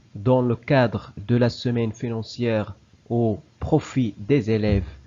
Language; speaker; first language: French; non-native, local second language; Arabic